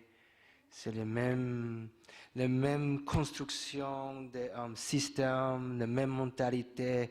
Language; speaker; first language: French; non-native, fluent; English